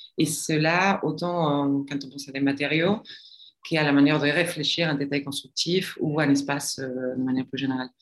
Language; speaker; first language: French; non-native, fluent; Spanish